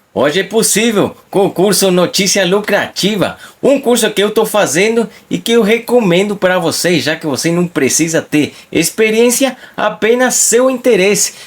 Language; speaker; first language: Portuguese; non-native, fluent; Spanish